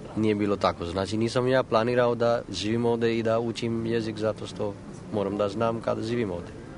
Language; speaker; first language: Croatian; non-native, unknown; Gujarati